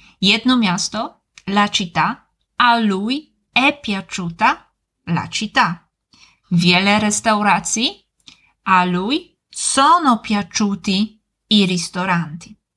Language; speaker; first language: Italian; non-native, fluent; Polish